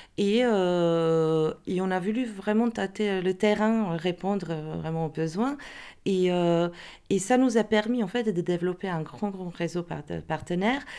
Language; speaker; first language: French; non-native, fluent; Croatian